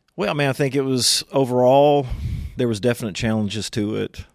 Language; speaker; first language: English; native; English